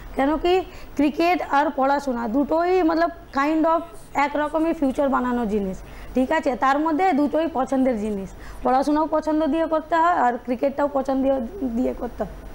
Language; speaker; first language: Bangla; non-native, local second language; Hindi